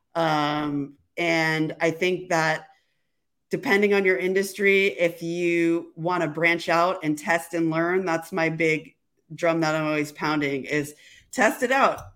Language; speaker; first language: English; native; English